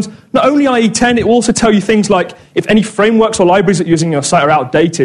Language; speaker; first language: English; native; English